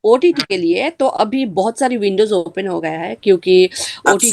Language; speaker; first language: Hindi; non-native, learner; Bangla